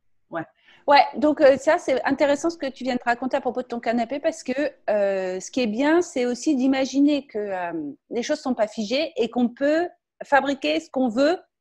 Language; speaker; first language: French; native; French